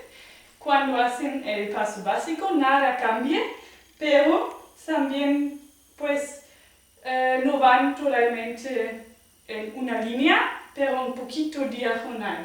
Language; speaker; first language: Spanish; non-native, fluent; German